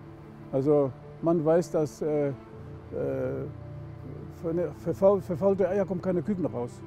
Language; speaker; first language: German; non-native, fluent; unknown